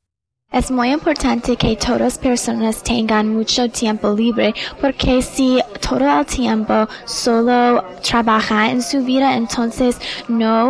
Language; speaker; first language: Spanish; non-native, learner; English